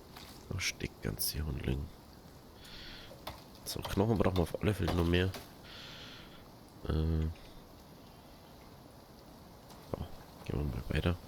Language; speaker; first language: German; native; German